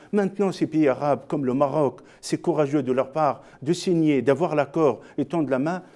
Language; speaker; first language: French; non-native, local second language; Arabic